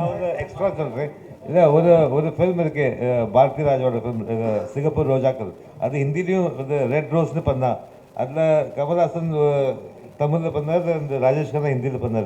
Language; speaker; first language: Tamil; early bilingual, heritage; Tamil